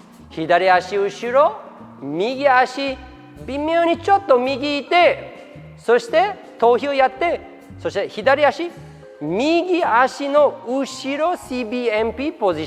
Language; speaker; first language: Japanese; non-native, fluent; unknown